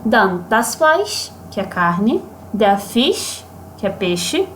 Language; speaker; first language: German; non-native, fluent; Portuguese